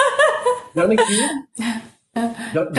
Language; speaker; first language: German; non-native, learner; Turkish